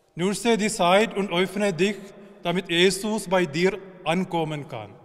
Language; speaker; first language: German; non-native, fluent; Malayalam